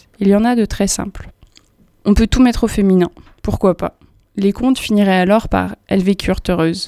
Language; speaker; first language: French; native; French